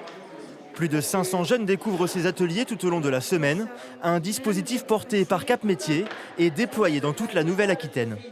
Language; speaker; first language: French; native; French